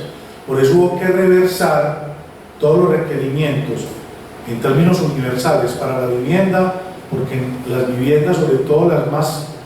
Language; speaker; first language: Spanish; native; Spanish